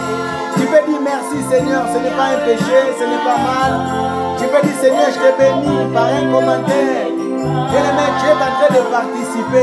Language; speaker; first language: French; non-native, local second language; Lingala